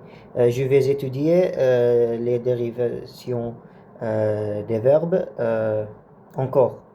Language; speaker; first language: French; non-native, learner; Arabic